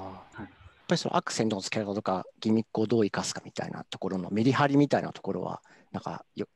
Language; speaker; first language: Japanese; native; Japanese